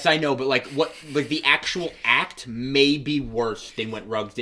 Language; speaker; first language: English; native; English